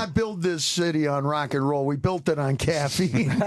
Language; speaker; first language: English; native; English